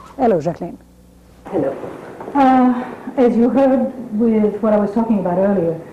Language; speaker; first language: English; non-native, fluent; French